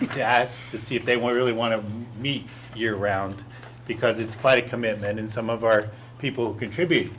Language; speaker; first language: English; native; English